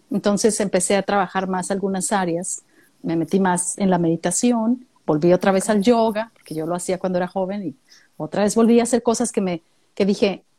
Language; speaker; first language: Spanish; native; Spanish